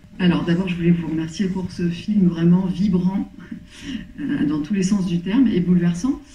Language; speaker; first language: French; native; French